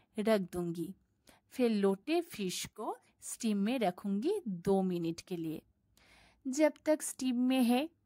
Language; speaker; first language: Hindi; non-native, local second language; Bangla